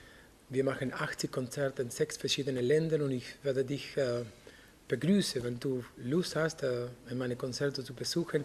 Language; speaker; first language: German; non-native, fluent; Spanish